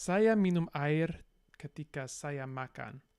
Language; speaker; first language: Indonesian; non-native, learner; English